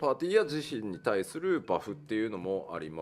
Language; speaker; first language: Japanese; native; Japanese